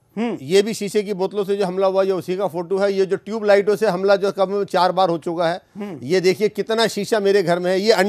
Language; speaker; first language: Hindi; native; Hindi